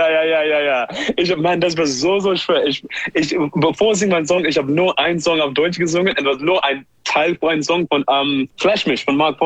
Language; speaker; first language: German; non-native, learner; English